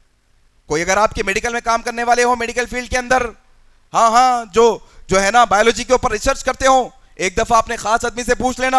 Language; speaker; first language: Urdu; native; Urdu